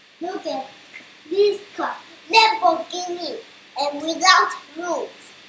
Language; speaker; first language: English; non-native, learner; Chinese